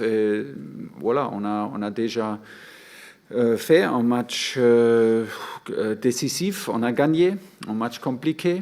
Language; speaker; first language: French; non-native, fluent; German